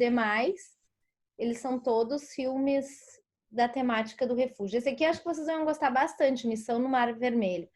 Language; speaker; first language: Portuguese; native; Portuguese